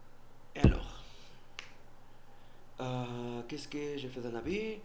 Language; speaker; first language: French; non-native, learner; Spanish